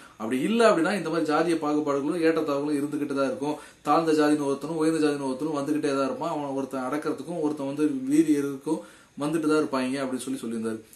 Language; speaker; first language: Tamil; native; Tamil